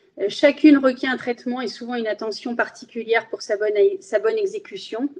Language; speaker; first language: French; early bilingual, other home language; Spanish